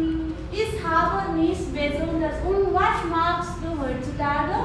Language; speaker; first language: German; non-native, learner; Nepali